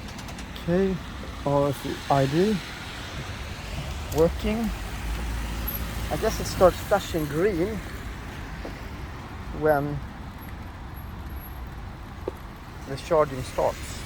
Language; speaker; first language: English; non-native, fluent; Swedish